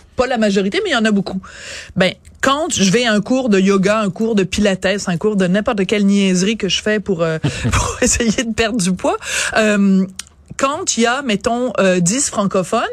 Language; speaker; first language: French; native; French